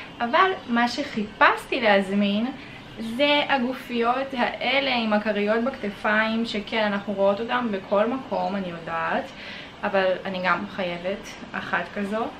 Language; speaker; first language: Hebrew; native; Hebrew